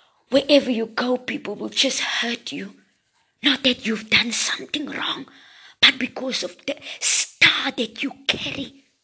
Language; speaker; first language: English; non-native, local second language; Afrikaans